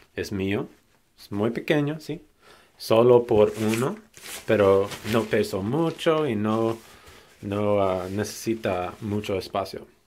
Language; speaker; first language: Spanish; non-native, learner; English